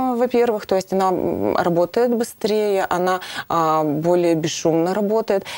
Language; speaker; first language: Russian; native; Russian